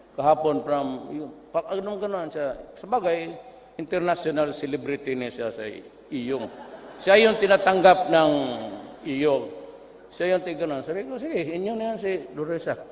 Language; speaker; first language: Filipino; non-native, local second language; Cebuano